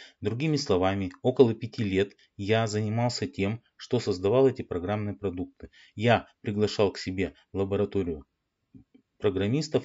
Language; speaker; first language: Russian; native; Russian